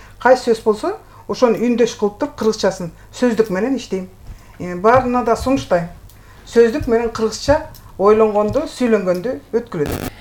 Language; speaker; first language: Kyrgyz; non-native, local second language; Russian